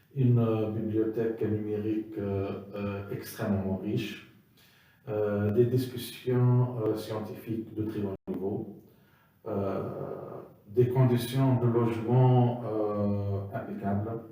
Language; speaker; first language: French; non-native, local second language; Arabic